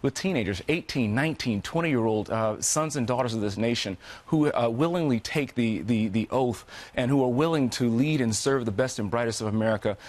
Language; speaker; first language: English; native; English